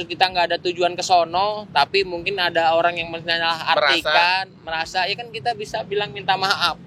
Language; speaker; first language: Indonesian; native; Indonesian